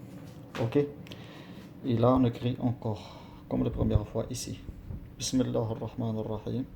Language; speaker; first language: French; non-native, learner; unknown